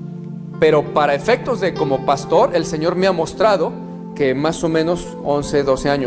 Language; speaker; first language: Spanish; native; Spanish